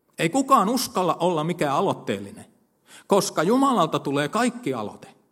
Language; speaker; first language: Finnish; native; Finnish